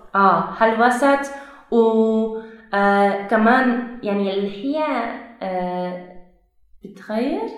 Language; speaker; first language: Arabic; non-native, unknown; Dutch